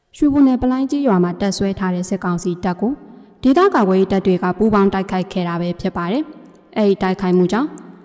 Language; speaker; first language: Burmese; native; Burmese